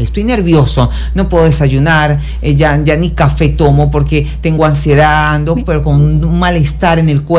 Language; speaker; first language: Spanish; native; Spanish